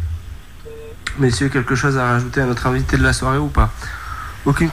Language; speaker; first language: French; native; French